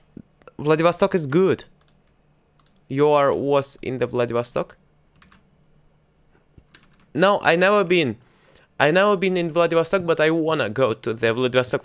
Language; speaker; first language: English; non-native, fluent; Russian